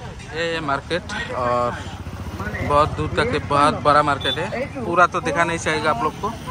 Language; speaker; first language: Hindi; non-native, local second language; Bangla